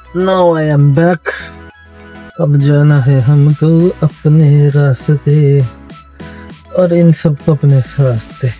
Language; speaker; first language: Urdu; native; Urdu